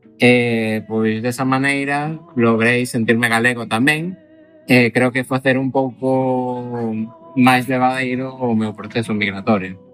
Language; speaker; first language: Spanish; native; Spanish